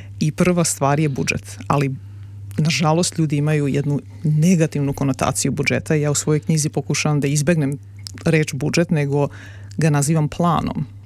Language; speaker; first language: Serbian; native; Serbian